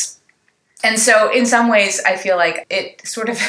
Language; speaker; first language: English; native; English